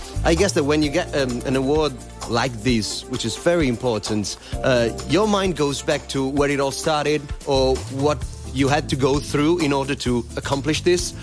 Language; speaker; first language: English; non-native, fluent; Italian